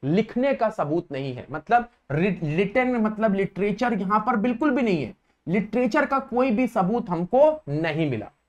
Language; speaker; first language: Hindi; native; Hindi